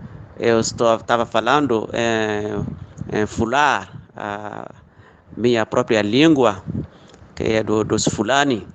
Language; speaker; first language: Portuguese; non-native, local second language; Fula